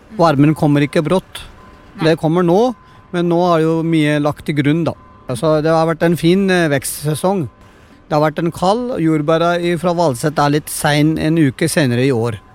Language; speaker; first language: Norwegian; non-native, fluent; Punjabi